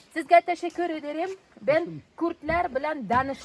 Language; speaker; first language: Turkish; non-native, learner; Russian